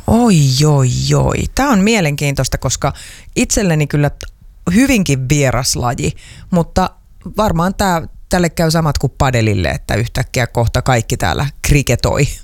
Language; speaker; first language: Finnish; native; Finnish